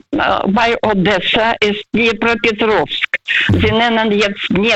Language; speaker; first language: German; non-native, fluent; Russian